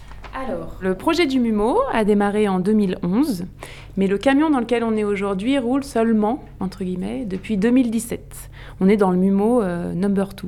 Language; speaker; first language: French; native; French